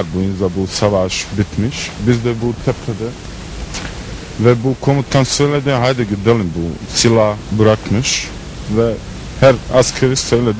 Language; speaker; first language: Turkish; non-native, learner; Bosnian